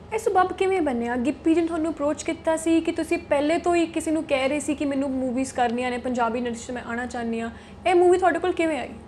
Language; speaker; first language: Punjabi; native; Punjabi